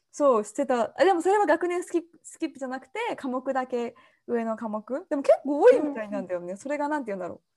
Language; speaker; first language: Japanese; native; Japanese